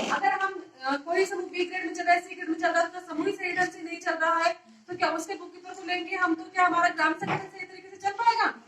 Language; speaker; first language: Hindi; native; Hindi